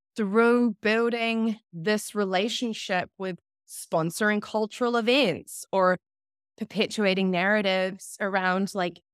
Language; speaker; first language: English; native; English